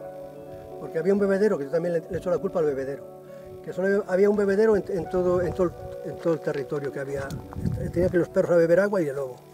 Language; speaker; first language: Spanish; native; Spanish